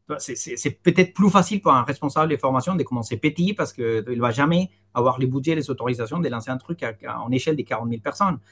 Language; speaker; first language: French; non-native, fluent; Spanish